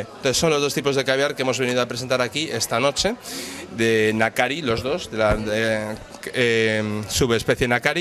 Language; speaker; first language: Spanish; native; Spanish